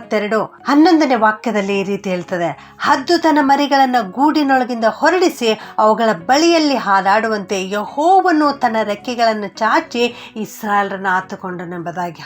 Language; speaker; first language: Kannada; native; Kannada